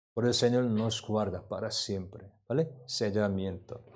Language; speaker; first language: Spanish; non-native, learner; Korean